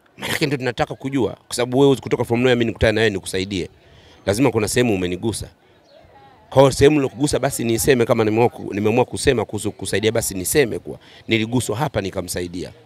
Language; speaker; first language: Swahili; native; Swahili